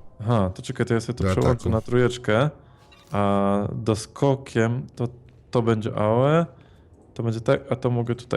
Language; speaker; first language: Polish; native; Polish